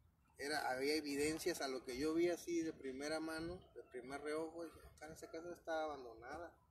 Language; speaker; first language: Spanish; native; Spanish